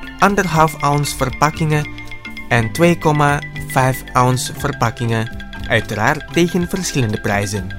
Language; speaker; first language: Dutch; non-native, fluent; Indonesian